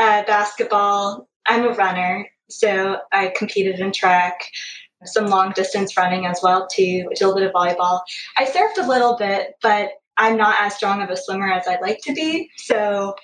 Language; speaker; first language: English; native; English